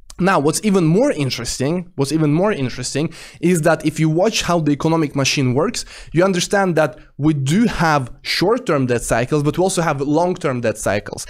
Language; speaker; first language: English; non-native, fluent; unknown